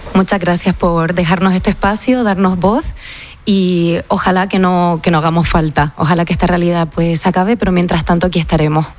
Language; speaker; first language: Spanish; native; Spanish